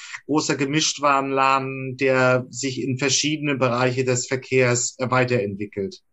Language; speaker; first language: German; native; German